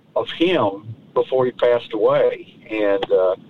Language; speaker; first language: English; native; English